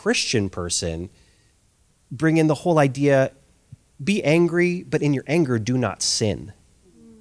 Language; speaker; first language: English; native; English